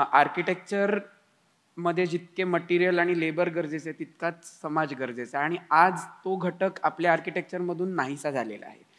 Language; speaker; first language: Marathi; native; Marathi